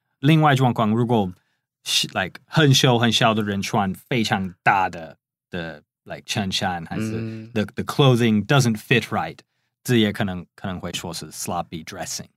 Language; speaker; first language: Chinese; non-native, fluent; English